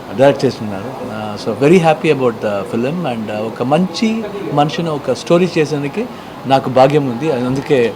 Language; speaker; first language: Telugu; non-native, learner; Kannada